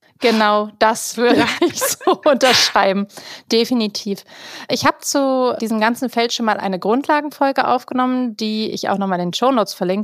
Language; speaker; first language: German; native; German